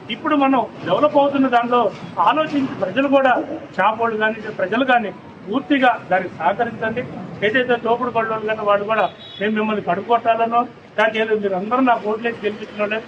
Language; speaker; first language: Telugu; native; Telugu